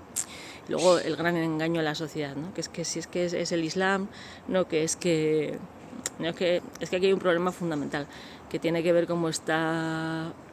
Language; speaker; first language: Spanish; native; Spanish